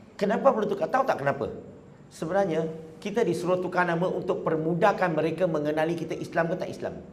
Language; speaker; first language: Malay; non-native, local second language; Chinese